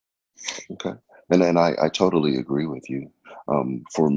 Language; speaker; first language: English; native; English